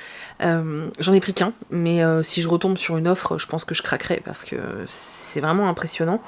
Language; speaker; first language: French; native; French